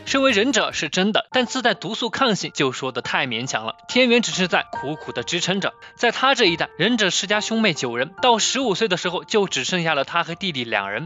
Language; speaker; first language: Chinese; native; Chinese